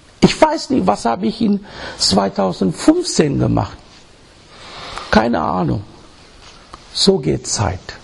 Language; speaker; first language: German; non-native, learner; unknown